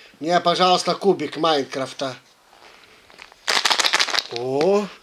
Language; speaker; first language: Russian; early bilingual, heritage; Russian